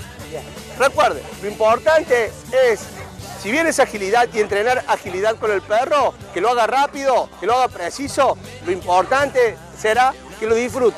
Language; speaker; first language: Spanish; native; Spanish